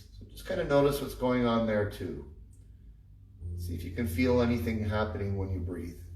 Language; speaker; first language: English; native; English